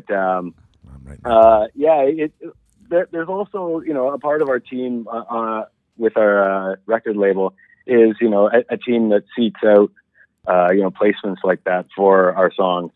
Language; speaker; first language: English; native; English